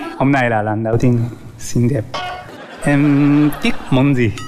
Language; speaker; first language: Vietnamese; non-native, learner; Japanese